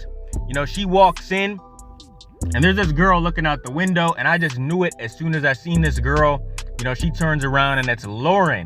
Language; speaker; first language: English; native; English